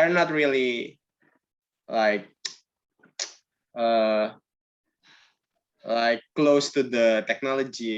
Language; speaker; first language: English; non-native, learner; Indonesian